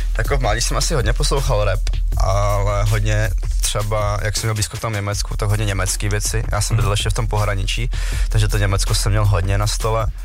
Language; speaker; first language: Czech; early bilingual, other home language; Vietnamese